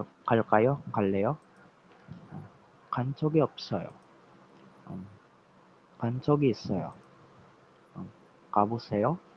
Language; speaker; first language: Korean; non-native, learner; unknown